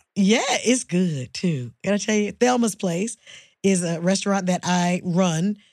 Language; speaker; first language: English; native; English